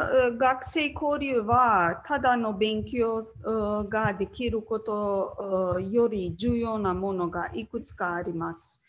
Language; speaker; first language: Japanese; non-native, learner; Slovenian